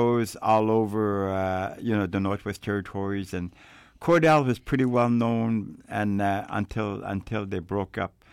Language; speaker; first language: English; native; English